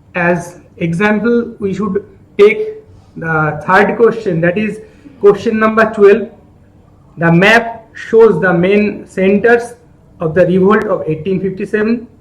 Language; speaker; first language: English; non-native, local second language; Bangla